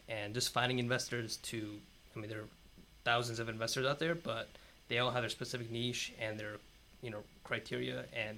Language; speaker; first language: English; native; English